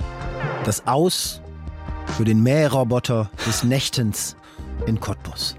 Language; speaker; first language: German; native; German